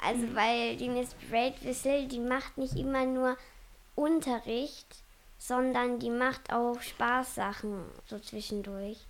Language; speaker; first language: German; native; German